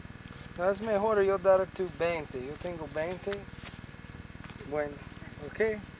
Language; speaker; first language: Spanish; non-native, learner; English